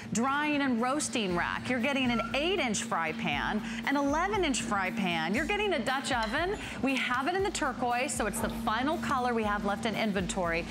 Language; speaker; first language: English; native; English